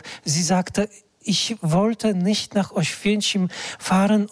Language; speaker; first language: German; non-native, fluent; Polish